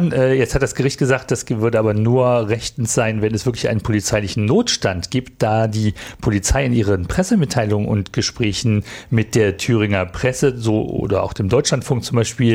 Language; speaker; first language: German; native; German